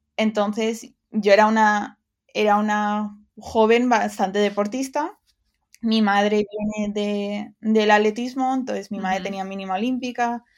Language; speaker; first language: Spanish; early bilingual, other home language; English